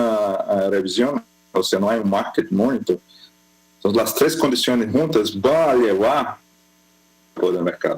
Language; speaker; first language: Spanish; non-native, fluent; Portuguese